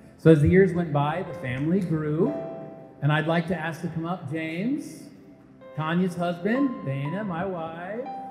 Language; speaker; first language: English; early bilingual, other home language; Portuguese